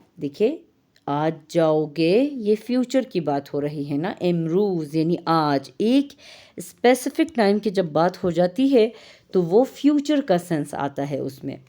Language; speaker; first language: Urdu; non-native, fluent; Persian